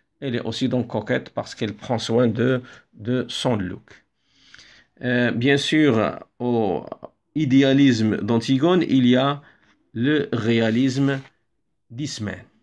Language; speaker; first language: French; non-native, local second language; Arabic